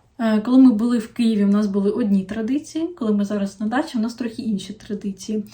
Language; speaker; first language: Ukrainian; non-native, local second language; Russian